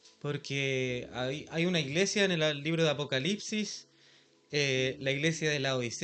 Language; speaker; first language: Spanish; native; Spanish